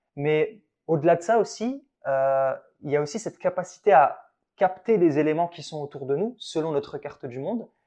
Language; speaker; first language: French; early bilingual, other home language; Arabic